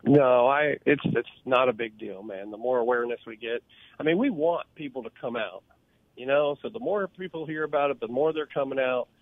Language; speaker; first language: English; native; English